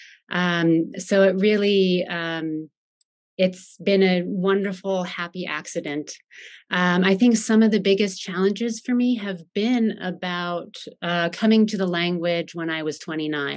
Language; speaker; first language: English; native; English